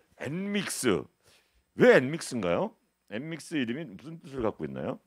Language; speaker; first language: Korean; native; Korean